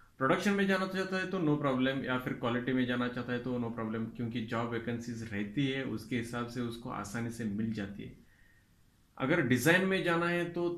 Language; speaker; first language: Hindi; non-native, local second language; Kannada